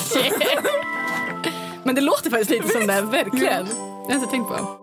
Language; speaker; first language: Swedish; native; Swedish